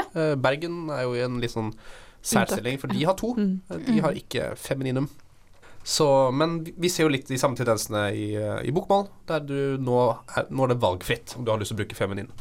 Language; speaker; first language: Norwegian; native; Norwegian